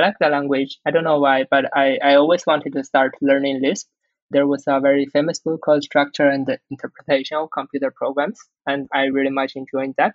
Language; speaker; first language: English; non-native, fluent; Chinese